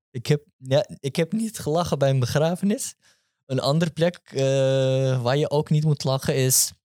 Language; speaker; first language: Dutch; early bilingual, other home language; Turkish